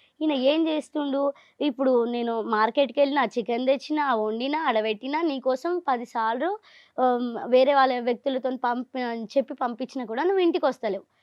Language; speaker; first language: Telugu; native; Telugu